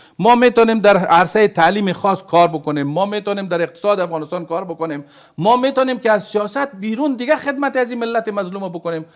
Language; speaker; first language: Persian; native; Persian